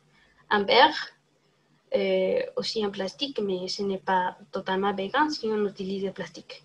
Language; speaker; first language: French; non-native, learner; Spanish